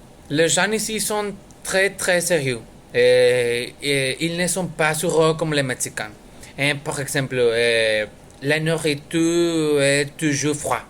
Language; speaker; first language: French; non-native, learner; Spanish